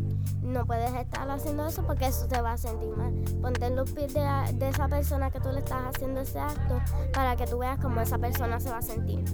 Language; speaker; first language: Spanish; early bilingual, other home language; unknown